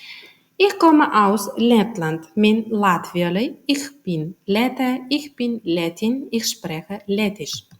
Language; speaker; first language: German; non-native, fluent; Turkmen